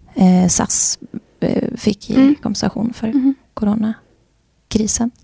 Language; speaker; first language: Swedish; native; Swedish